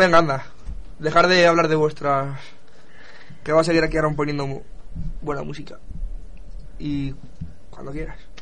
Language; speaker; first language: Spanish; native; Spanish